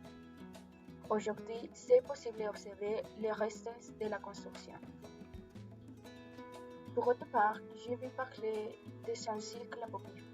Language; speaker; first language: French; non-native, learner; Spanish